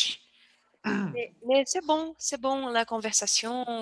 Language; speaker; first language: French; non-native, learner; Portuguese